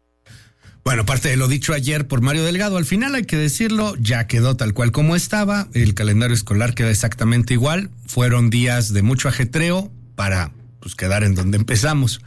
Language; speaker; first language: Spanish; native; Spanish